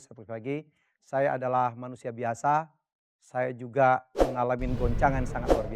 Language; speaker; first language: Indonesian; native; Indonesian